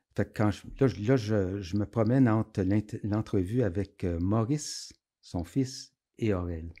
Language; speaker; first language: French; native; French